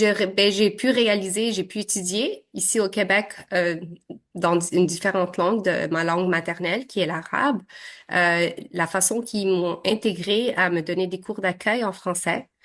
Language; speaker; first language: French; early bilingual, other home language; Arabic